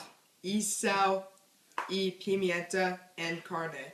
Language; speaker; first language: Spanish; non-native, learner; English